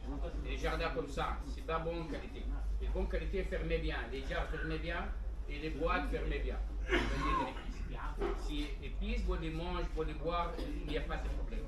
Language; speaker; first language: French; non-native, learner; Arabic